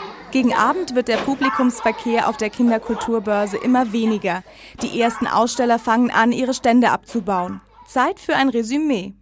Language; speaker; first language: German; native; German